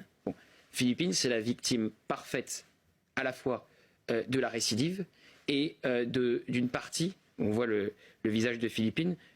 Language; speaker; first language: French; native; French